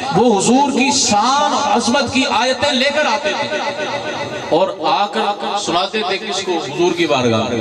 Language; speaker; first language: Urdu; non-native, local second language; Punjabi